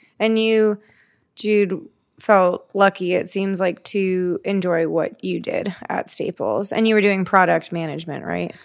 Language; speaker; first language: English; native; English